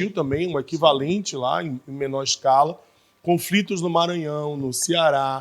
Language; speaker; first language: Portuguese; native; Portuguese